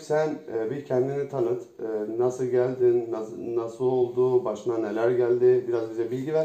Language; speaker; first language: Turkish; native; Turkish